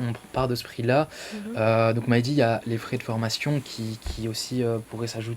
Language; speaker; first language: French; native; French